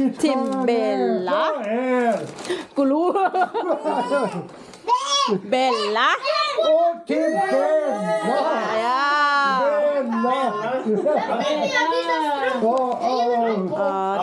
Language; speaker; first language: Swedish; non-native, learner; Thai